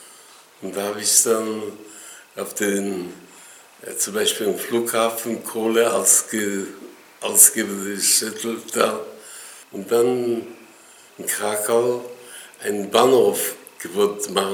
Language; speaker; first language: German; non-native, learner; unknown